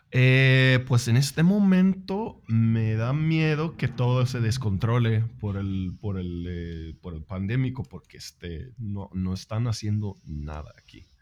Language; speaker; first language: Spanish; non-native, fluent; Swedish